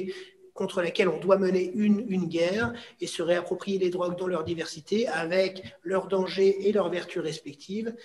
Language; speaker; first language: French; native; French